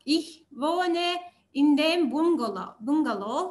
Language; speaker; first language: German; non-native, learner; Turkish